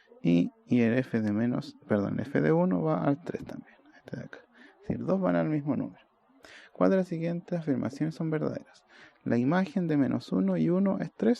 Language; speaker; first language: Spanish; native; Spanish